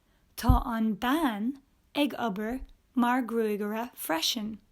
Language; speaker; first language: Irish; non-native, local second language; English